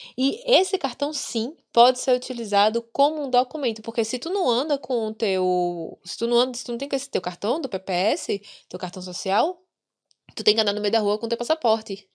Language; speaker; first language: Portuguese; native; Portuguese